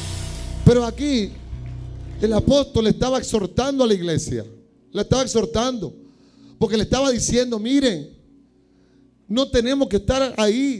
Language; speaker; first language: Spanish; native; Spanish